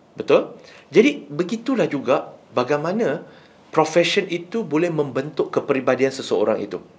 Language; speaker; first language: Malay; non-native, local second language; Chinese